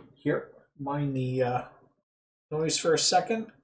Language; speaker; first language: English; native; English